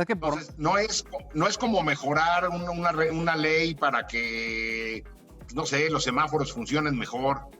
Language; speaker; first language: Spanish; native; Spanish